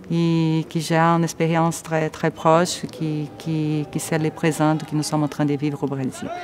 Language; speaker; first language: French; non-native, fluent; Portuguese